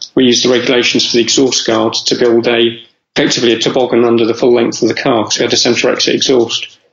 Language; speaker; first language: English; native; English